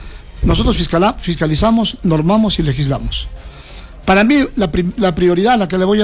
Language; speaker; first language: Spanish; native; Spanish